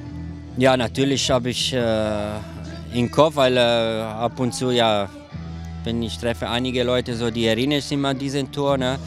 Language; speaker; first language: German; non-native, local second language; Italian